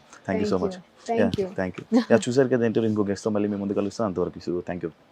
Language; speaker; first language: Telugu; native; Telugu